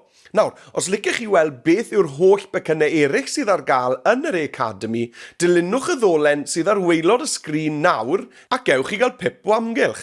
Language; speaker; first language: Welsh; native; Welsh